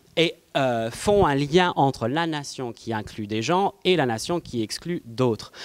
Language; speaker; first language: French; non-native, fluent; English